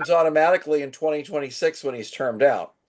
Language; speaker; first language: English; native; English